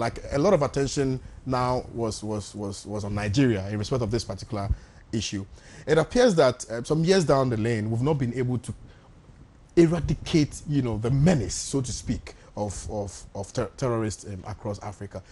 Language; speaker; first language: English; non-native, local second language; Akan